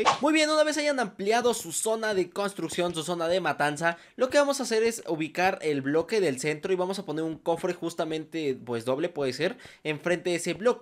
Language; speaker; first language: Spanish; native; Spanish